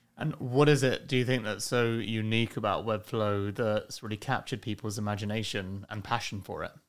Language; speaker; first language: English; native; English